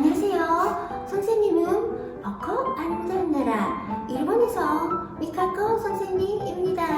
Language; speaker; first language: Korean; non-native, fluent; Japanese